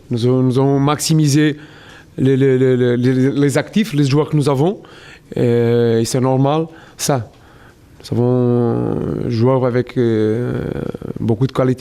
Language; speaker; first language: French; non-native, learner; Portuguese